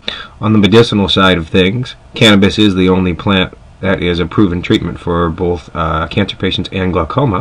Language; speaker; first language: English; native; English